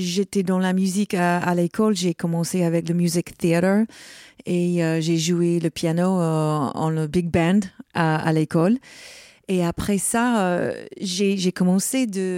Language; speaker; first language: French; non-native, learner; English